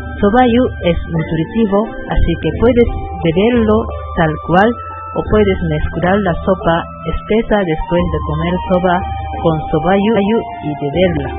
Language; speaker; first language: Spanish; non-native, learner; Japanese